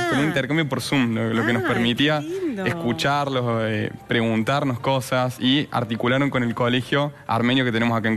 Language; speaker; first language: Spanish; native; Spanish